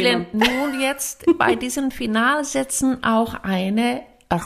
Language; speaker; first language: German; non-native, fluent; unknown